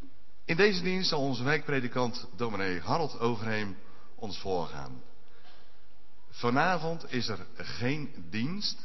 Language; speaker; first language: Dutch; native; Dutch